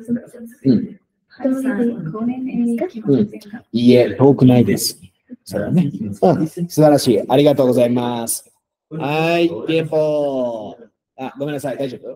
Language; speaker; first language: Japanese; non-native, fluent; Spanish